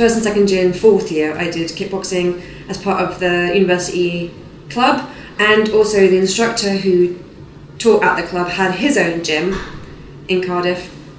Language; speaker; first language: English; native; English